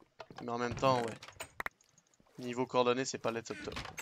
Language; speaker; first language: French; native; French